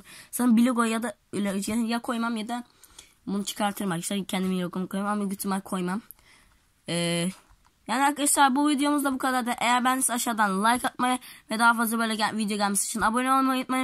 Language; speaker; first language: Turkish; native; Turkish